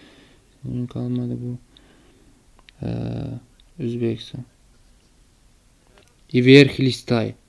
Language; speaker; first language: Russian; non-native, learner; Turkmen